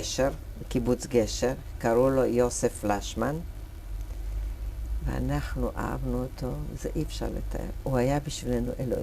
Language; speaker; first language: Hebrew; early bilingual, other home language; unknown